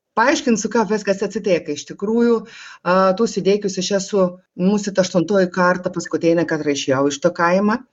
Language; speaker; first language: Lithuanian; native; Lithuanian